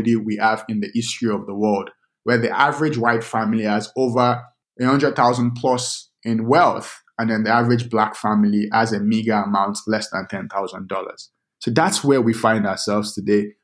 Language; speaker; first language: English; non-native, local second language; Yoruba